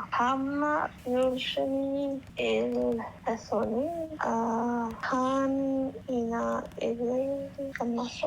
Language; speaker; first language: Korean; non-native, learner; English